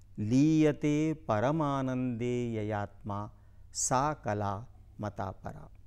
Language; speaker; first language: Hindi; native; Hindi